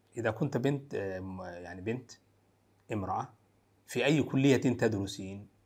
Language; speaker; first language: Arabic; non-native, local second language; Somali